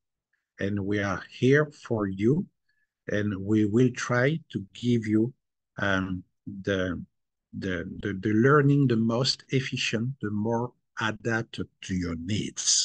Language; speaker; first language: English; non-native, fluent; French